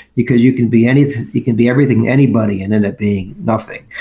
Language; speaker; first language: English; native; English